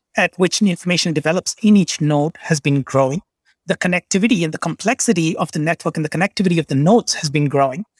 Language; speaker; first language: English; non-native, local second language; Bangla